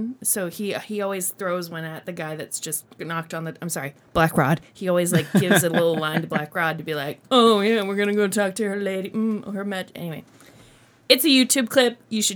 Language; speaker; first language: English; native; English